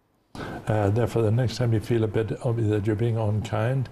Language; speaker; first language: English; native; English